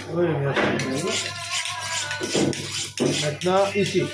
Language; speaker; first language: French; non-native, learner; Arabic